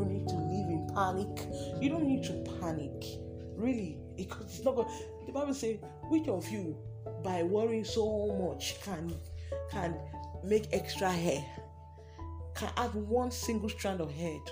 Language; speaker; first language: English; non-native, local second language; Igbo